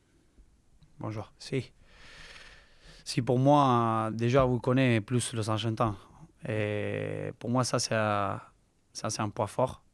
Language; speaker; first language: French; non-native, learner; Spanish